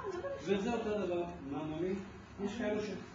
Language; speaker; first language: Hebrew; non-native, fluent; Ladino